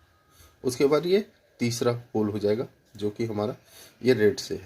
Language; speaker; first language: Hindi; native; Hindi